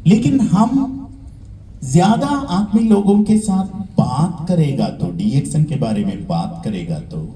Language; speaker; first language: Hindi; non-native, learner; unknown